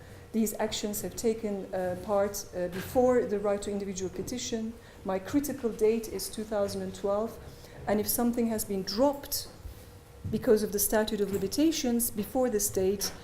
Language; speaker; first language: English; non-native, fluent; Turkish